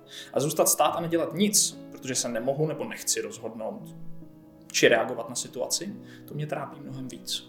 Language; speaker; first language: Czech; native; Czech